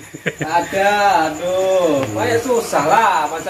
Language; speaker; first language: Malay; non-native, local second language; Javanese